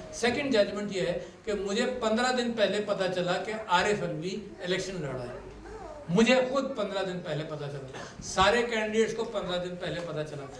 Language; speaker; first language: Urdu; native; Urdu